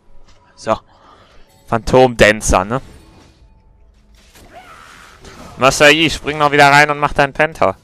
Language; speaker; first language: German; native; German